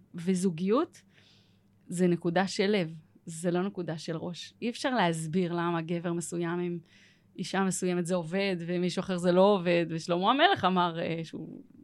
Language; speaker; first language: Hebrew; native; Hebrew